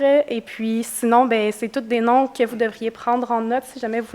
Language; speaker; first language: French; native; French